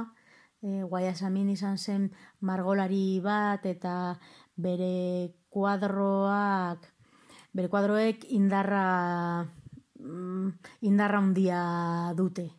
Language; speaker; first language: Basque; non-native, local second language; Spanish